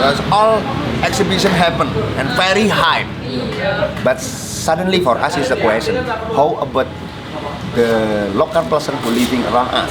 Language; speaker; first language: English; non-native, learner; Indonesian